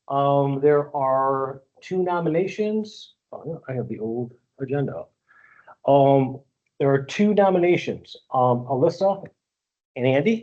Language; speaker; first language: English; native; English